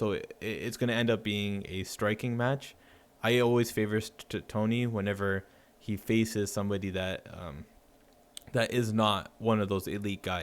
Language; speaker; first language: English; native; English